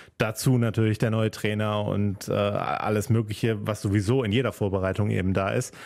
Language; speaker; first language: German; native; German